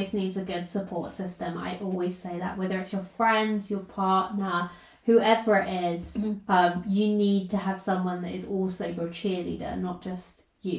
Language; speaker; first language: English; native; English